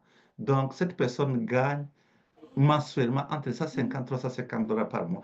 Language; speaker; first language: French; native; French